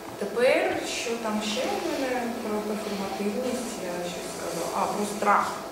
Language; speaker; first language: Ukrainian; non-native, local second language; Russian